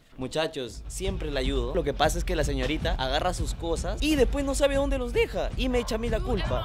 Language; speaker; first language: Spanish; native; Spanish